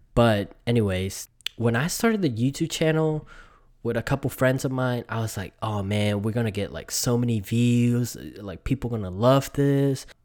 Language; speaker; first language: English; early bilingual, other home language; Vietnamese